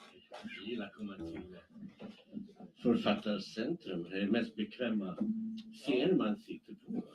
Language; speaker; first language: Swedish; non-native, fluent; Spanish